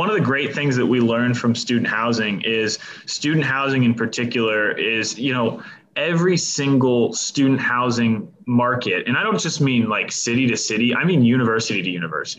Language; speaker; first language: English; native; English